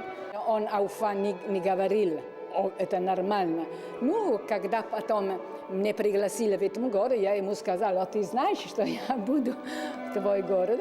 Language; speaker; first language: Russian; non-native, learner; Italian